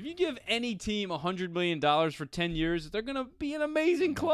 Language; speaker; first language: English; native; English